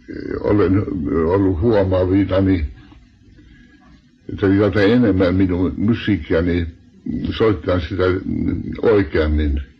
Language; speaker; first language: Finnish; non-native, local second language; Swedish